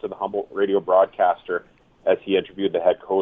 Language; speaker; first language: English; native; English